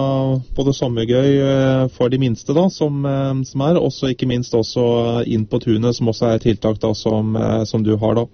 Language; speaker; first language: Norwegian; native; Norwegian